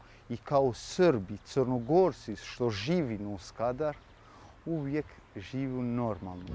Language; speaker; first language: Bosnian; early bilingual, heritage; Serbian